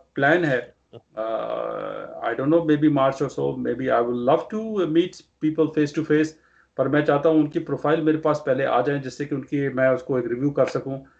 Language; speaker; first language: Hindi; non-native, local second language; Punjabi